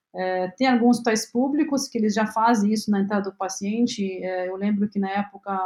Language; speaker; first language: Portuguese; non-native, fluent; Arabic